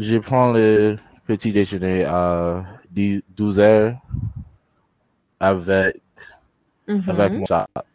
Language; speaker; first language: French; non-native, learner; English